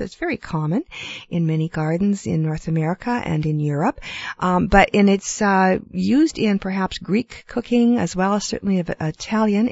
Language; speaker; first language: English; early bilingual, other home language; Ukrainian